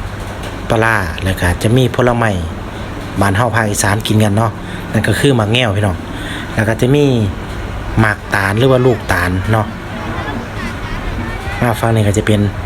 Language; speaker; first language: Thai; non-native, local second language; Lao